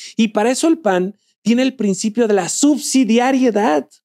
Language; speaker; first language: Spanish; native; Spanish